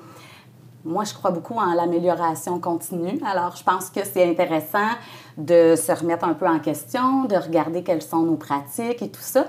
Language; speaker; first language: French; native; French